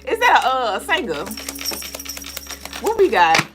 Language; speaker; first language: English; native; English